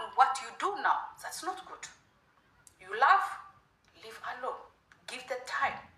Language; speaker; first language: English; non-native, learner; Amharic